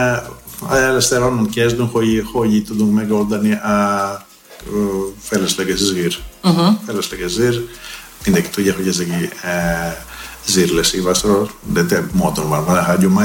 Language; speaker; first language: Hungarian; non-native, learner; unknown